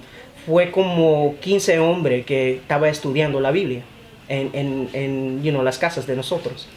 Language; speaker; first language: Spanish; early bilingual, heritage; Spanish